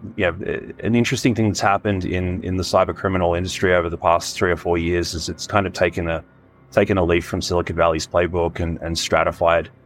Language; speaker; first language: English; native; English